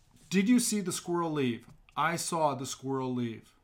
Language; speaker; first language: English; native; English